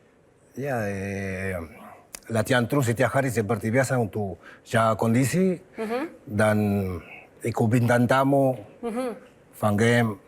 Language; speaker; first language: Indonesian; non-native, fluent; Spanish